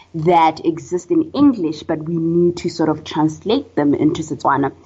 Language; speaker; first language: English; non-native, local second language; Tswana